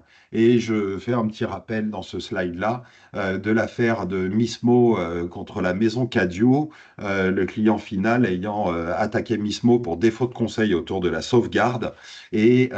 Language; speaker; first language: French; native; French